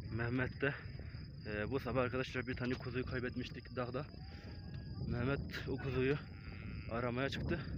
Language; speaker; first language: Turkish; non-native, local second language; Kurdish